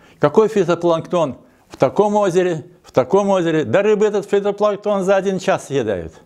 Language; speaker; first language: Russian; native; Russian